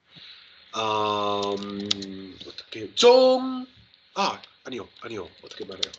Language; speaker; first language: Korean; non-native, learner; English